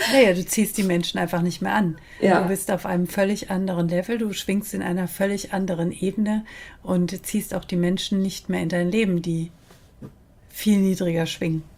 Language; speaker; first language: German; native; German